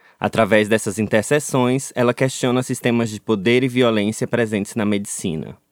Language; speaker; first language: Portuguese; native; Portuguese